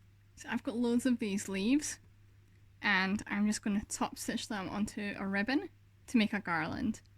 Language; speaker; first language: English; native; English